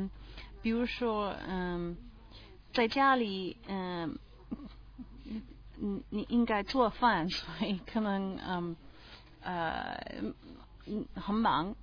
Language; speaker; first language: Chinese; non-native, learner; English